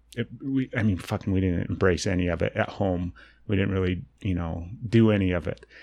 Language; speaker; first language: English; native; English